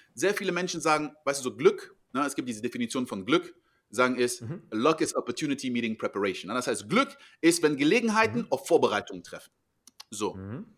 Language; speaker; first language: German; non-native, fluent; French